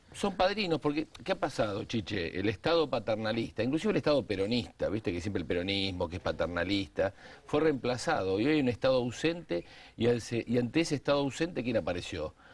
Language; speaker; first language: Spanish; native; Spanish